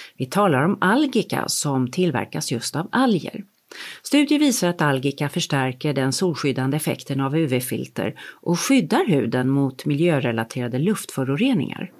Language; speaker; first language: Swedish; native; Swedish